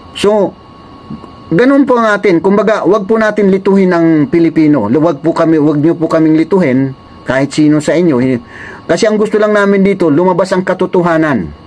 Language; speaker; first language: Filipino; non-native, local second language; Waray